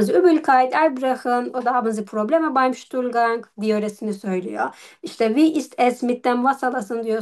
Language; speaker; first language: German; non-native, learner; Turkish